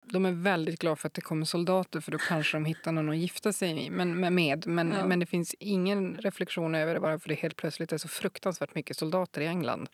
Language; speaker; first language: Swedish; native; Swedish